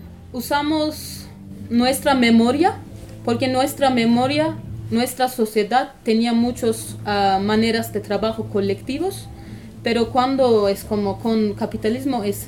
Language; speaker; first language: Spanish; non-native, learner; Kurdish